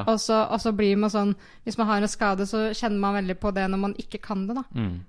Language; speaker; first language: Norwegian; native; Norwegian